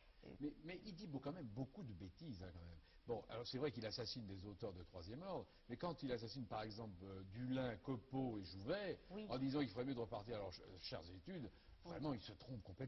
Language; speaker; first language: French; native; French